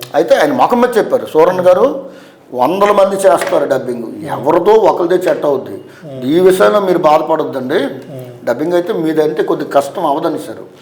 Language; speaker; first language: Telugu; native; Telugu